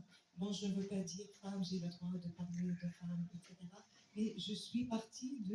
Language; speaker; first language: French; non-native, local second language; Arabic